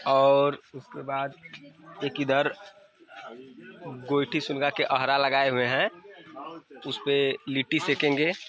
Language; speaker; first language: Hindi; non-native, local second language; Bhojpuri